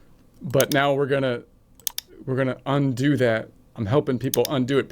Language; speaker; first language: English; native; English